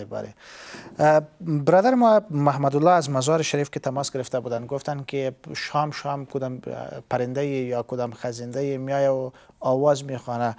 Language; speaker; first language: Persian; native; Persian